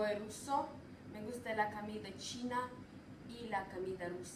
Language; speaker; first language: Spanish; non-native, learner; Russian